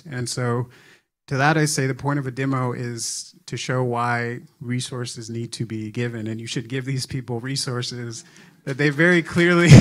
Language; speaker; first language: English; native; English